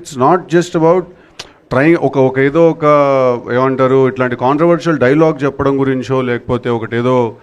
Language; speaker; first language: Telugu; native; Telugu